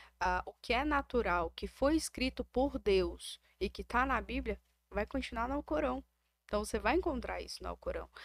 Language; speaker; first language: Portuguese; native; Portuguese